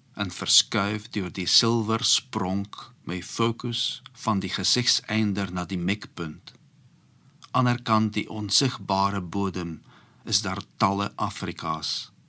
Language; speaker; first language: Dutch; non-native, fluent; Polish